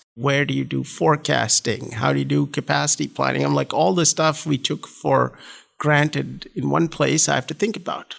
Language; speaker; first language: English; non-native, local second language; Malayalam